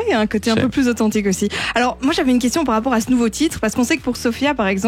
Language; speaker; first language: French; native; French